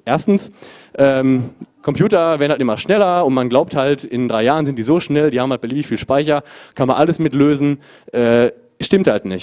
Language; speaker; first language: German; native; German